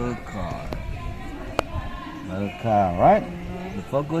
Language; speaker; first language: English; non-native, learner; Indonesian